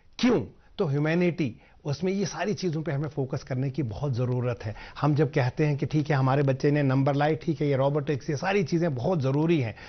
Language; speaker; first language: Hindi; non-native, local second language; Kashmiri